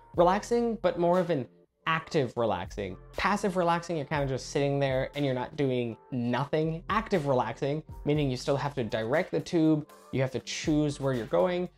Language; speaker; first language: English; native; English